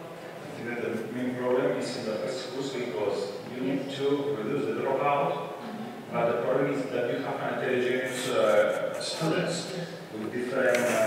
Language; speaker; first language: English; non-native, fluent; Spanish